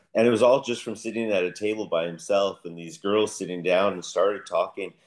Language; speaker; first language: English; native; English